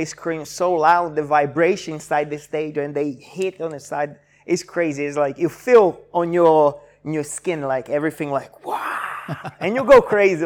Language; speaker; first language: English; non-native, fluent; Portuguese